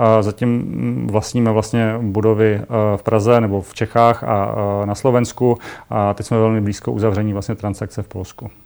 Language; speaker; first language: Czech; native; Czech